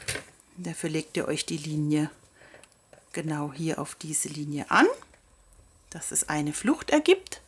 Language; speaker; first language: German; native; German